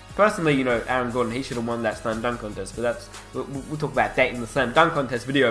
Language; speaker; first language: English; native; English